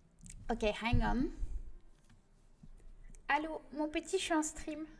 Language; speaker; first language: French; native; French